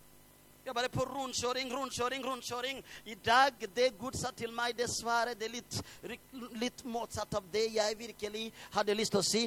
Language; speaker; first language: Swedish; non-native, fluent; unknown